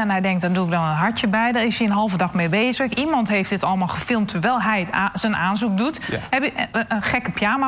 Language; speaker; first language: Dutch; native; Dutch